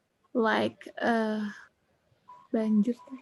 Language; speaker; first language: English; non-native, learner; Indonesian